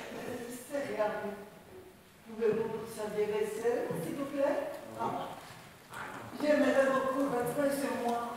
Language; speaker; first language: French; non-native, learner; Spanish